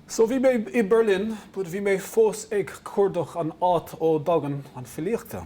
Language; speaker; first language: Irish; non-native, local second language; English